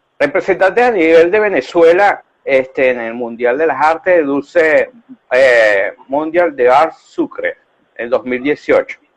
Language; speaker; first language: Spanish; native; Spanish